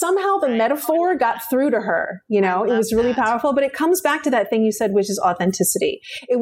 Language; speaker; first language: English; native; English